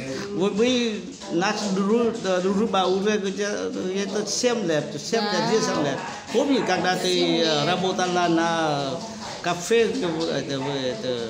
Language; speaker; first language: Russian; non-native, learner; Vietnamese